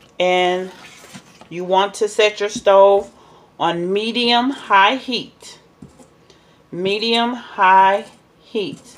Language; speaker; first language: English; native; English